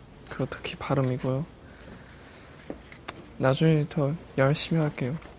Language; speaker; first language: Korean; non-native, learner; Chinese